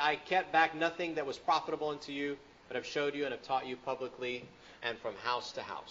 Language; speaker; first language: English; early bilingual, other home language; Spanish